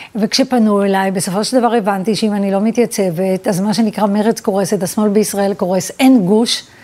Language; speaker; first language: Hebrew; early bilingual, other home language; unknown